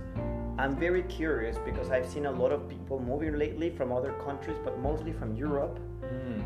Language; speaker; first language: English; non-native, fluent; Spanish